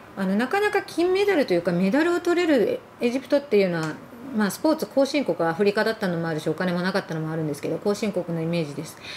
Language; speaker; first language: Japanese; early bilingual, other home language; Arabic